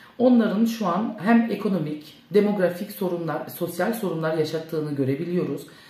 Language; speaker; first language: Turkish; early bilingual, heritage; Turkish